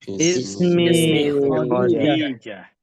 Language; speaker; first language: Arabic; non-native, learner; Indonesian